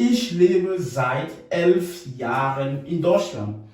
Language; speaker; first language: German; non-native, fluent; French